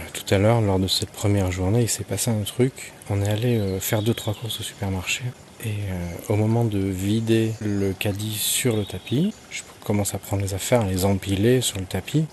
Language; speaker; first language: French; native; French